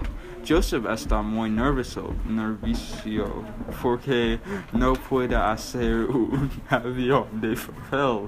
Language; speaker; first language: Spanish; non-native, learner; English